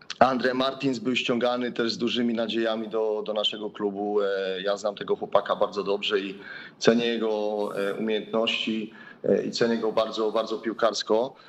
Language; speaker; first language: Polish; native; Polish